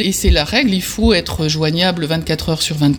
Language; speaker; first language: French; native; French